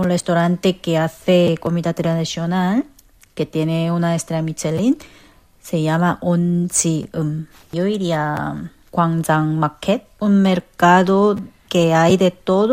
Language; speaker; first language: Spanish; non-native, fluent; Korean